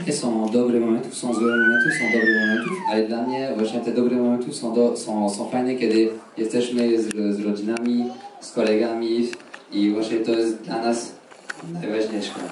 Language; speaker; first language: Polish; non-native, fluent; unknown